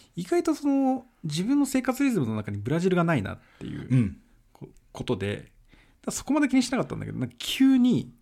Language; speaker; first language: Japanese; early bilingual, other home language; Portuguese